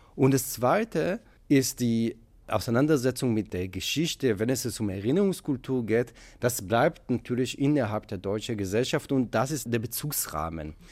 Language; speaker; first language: German; non-native, fluent; Hebrew